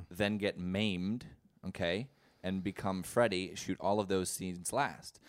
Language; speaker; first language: English; native; English